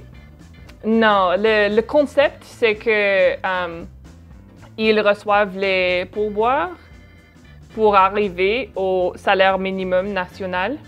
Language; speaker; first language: French; non-native, fluent; English